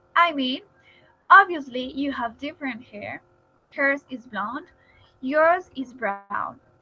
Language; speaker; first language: English; non-native, fluent; Spanish